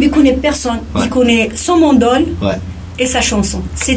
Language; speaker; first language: French; non-native, local second language; Kabyle